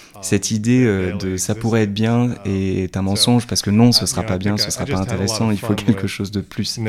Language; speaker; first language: French; non-native, fluent; English